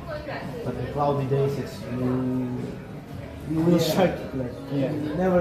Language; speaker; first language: English; non-native, learner; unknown